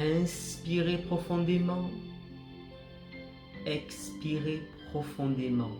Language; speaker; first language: French; native; French